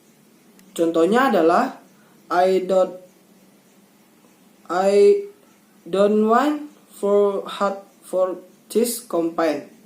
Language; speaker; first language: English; non-native, learner; Indonesian